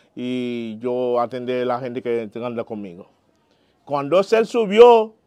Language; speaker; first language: Spanish; non-native, fluent; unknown